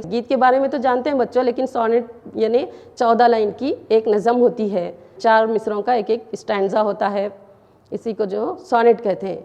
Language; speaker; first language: Urdu; native; Urdu